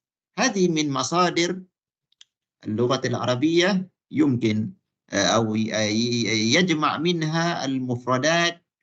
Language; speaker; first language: Arabic; non-native, fluent; Malay